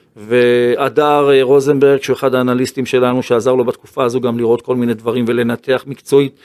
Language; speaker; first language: Hebrew; native; Hebrew